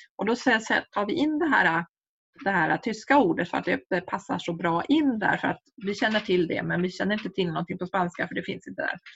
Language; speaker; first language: Swedish; native; Swedish